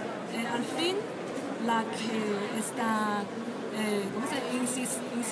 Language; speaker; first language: Spanish; non-native, learner; Chinese